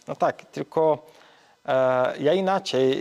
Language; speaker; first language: Polish; early bilingual, heritage; Portuguese